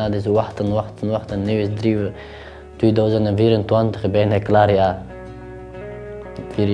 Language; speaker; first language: Dutch; non-native, learner; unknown